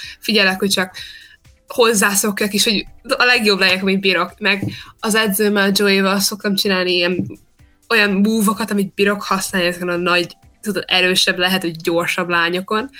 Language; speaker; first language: Hungarian; early bilingual, heritage; Hungarian